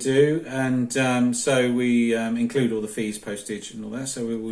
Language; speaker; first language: English; native; English